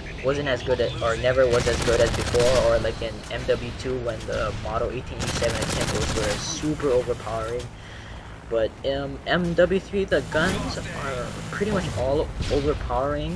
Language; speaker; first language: English; native; English